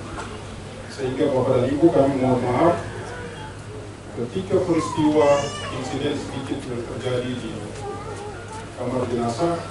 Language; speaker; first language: Indonesian; native; Indonesian